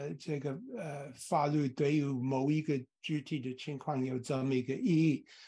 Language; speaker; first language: Chinese; non-native, fluent; English